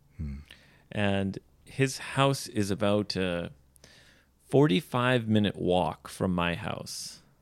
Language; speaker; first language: English; native; English